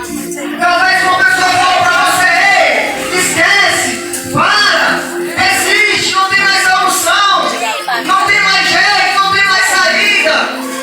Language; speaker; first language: Portuguese; native; Portuguese